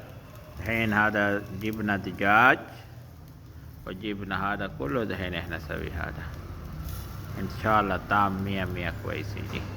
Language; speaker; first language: Arabic; non-native, learner; Urdu